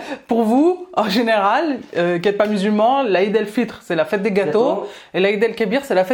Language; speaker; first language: French; native; French